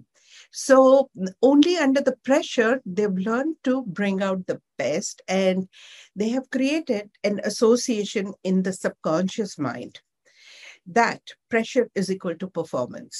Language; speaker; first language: English; non-native, local second language; Gujarati